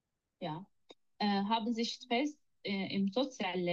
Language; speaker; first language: German; non-native, learner; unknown